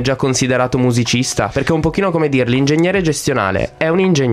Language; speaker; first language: Italian; native; Italian